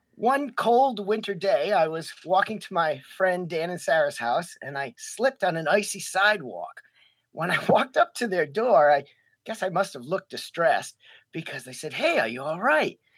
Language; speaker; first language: English; native; English